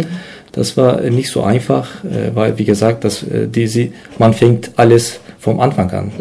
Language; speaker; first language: German; non-native, learner; Turkish